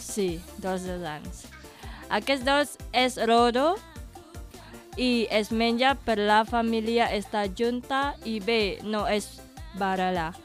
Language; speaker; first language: Catalan; non-native, learner; Indonesian